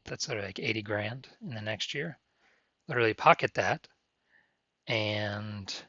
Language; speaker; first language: English; native; English